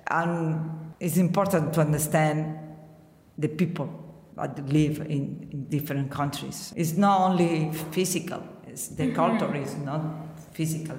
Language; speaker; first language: English; non-native, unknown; Catalan